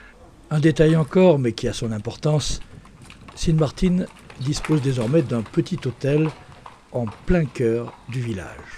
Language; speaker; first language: French; native; French